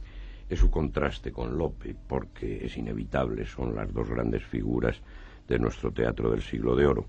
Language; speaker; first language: Spanish; native; Spanish